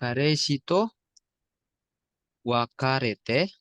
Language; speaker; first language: Japanese; non-native, fluent; Indonesian